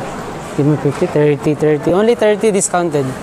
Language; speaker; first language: English; non-native, learner; Filipino